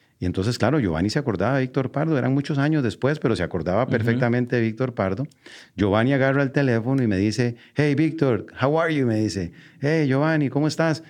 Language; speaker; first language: Spanish; native; Spanish